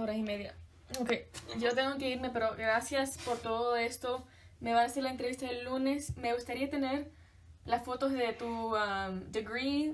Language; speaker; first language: Spanish; early bilingual, heritage; Spanish